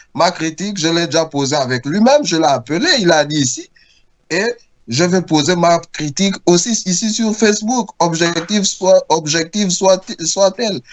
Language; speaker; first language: French; native; French